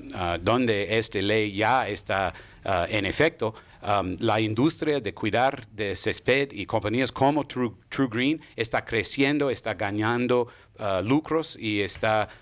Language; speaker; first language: Spanish; non-native, fluent; English